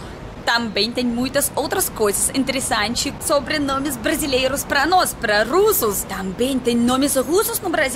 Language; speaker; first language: Portuguese; non-native, fluent; Russian